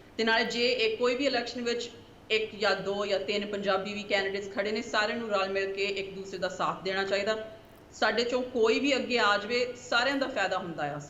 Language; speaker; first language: Punjabi; early bilingual, heritage; Punjabi